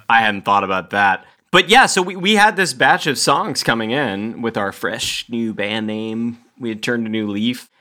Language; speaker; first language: English; native; English